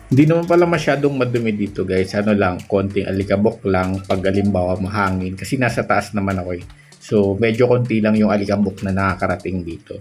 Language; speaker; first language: Filipino; non-native, local second language; Bikol